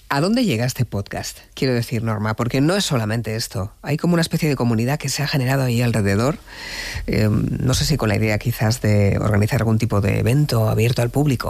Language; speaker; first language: Spanish; native; Spanish